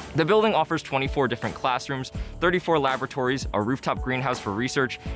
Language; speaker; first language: English; native; English